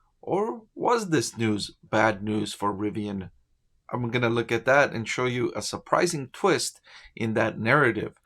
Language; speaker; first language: English; native; English